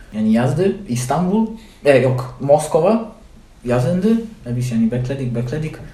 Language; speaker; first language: Turkish; non-native, learner; Polish